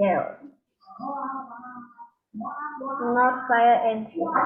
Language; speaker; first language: English; non-native, learner; Vietnamese